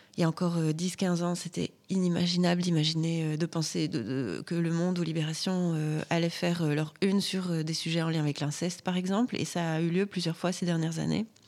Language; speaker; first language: French; native; French